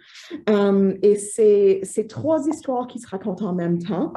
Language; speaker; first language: French; native; French